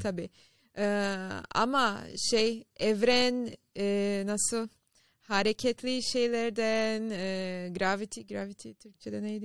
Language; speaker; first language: Turkish; non-native, learner; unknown